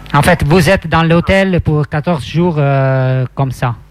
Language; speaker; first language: French; non-native, fluent; Italian